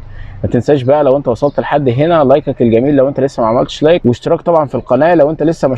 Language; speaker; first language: Arabic; native; Arabic